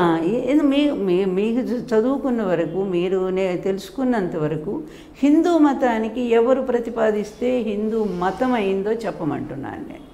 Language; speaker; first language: Telugu; native; Telugu